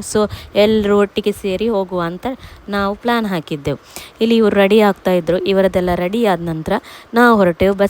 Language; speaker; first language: Kannada; non-native, local second language; Tulu